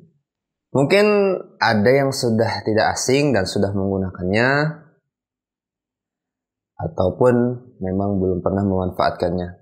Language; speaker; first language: Indonesian; native; Indonesian